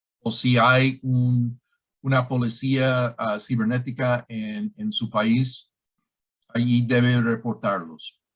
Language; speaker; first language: Spanish; non-native, learner; English